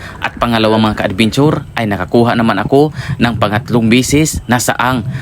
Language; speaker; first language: Filipino; non-native, local second language; Masbatenyo